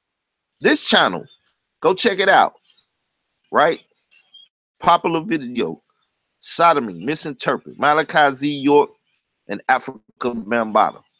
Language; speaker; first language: English; native; English